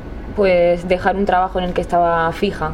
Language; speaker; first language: Spanish; native; Spanish